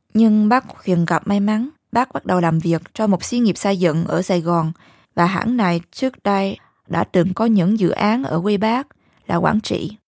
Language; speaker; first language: Vietnamese; early bilingual, heritage; Vietnamese